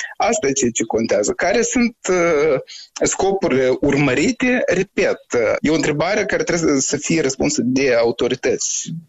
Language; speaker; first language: Romanian; native; Romanian